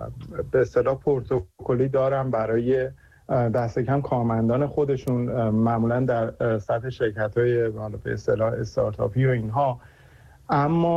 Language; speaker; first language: Persian; native; Persian